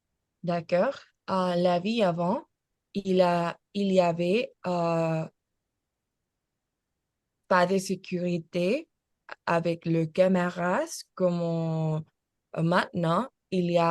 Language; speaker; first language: French; non-native, learner; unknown